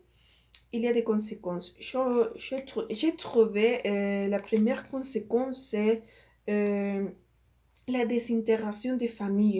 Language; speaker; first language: French; non-native, learner; Spanish